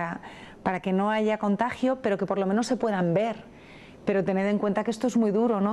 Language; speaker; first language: Spanish; native; Spanish